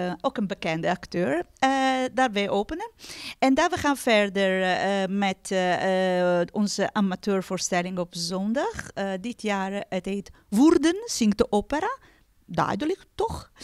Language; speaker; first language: Dutch; non-native, fluent; Italian